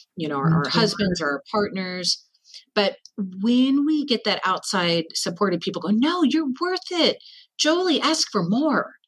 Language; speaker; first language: English; native; English